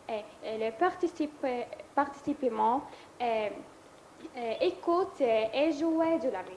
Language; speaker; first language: French; non-native, learner; Arabic